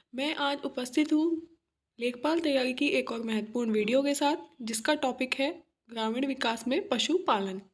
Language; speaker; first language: Hindi; native; Hindi